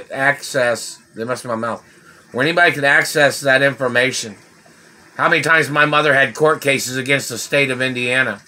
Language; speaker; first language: English; native; English